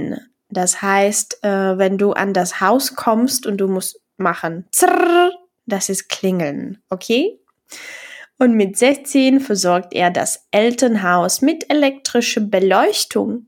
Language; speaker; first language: German; non-native, fluent; Czech